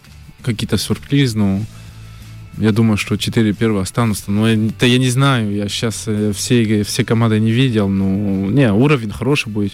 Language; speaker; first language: Russian; early bilingual, heritage; French